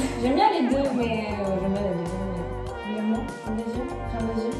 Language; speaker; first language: French; native; French